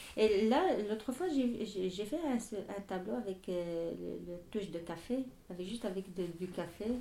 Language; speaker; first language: French; non-native, learner; Arabic